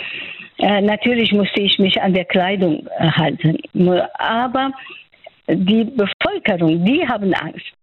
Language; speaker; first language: German; non-native, fluent; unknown